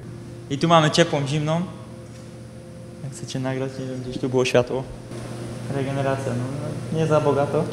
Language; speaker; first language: Polish; native; Polish